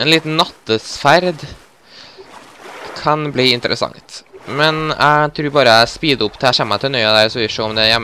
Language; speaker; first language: Norwegian; native; Norwegian